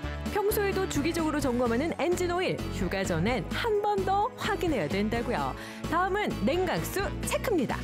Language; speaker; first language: Korean; native; Korean